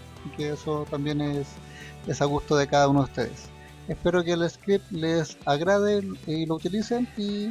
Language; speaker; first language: Spanish; native; Spanish